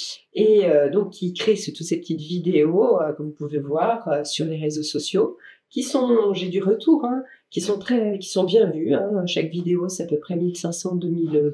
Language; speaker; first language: French; native; French